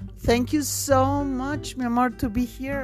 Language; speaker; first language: English; non-native, fluent; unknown